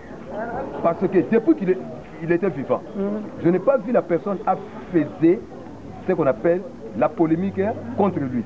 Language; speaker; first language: French; non-native, local second language; Lingala